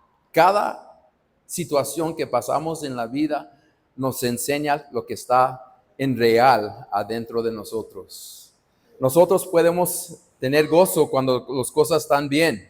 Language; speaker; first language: Spanish; non-native, fluent; English